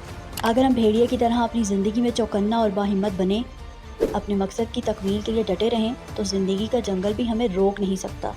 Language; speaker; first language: Urdu; native; Urdu